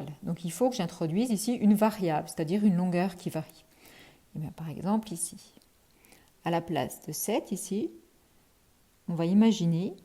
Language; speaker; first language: French; native; French